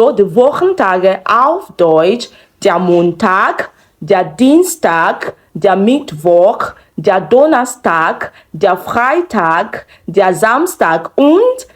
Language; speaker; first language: German; non-native, fluent; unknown